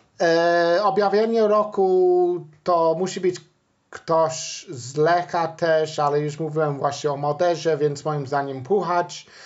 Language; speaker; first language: Polish; non-native, fluent; English